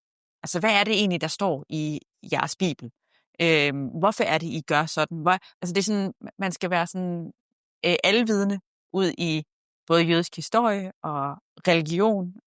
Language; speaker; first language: Danish; native; Danish